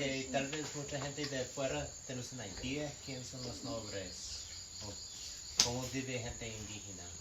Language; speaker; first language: Spanish; non-native, learner; English